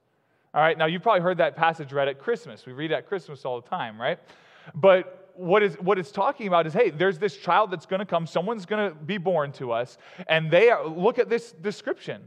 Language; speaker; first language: English; native; English